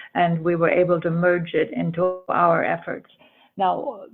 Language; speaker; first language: English; early bilingual, other home language; German